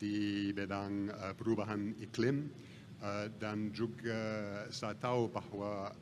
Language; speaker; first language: Indonesian; non-native, fluent; English